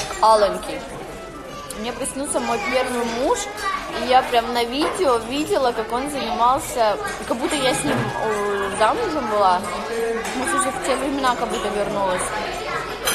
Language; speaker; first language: Russian; native; Russian